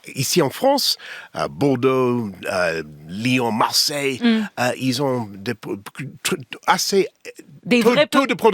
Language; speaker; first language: French; non-native, learner; English